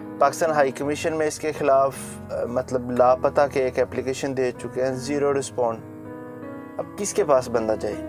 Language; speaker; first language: Urdu; native; Urdu